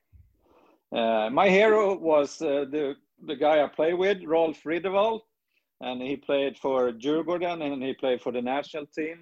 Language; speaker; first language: English; non-native, fluent; Swedish